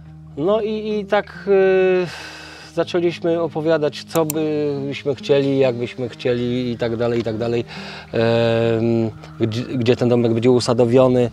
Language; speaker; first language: Polish; native; Polish